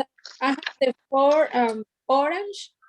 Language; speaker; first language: English; non-native, learner; Spanish